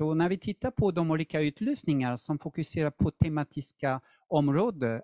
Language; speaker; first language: Swedish; non-native, fluent; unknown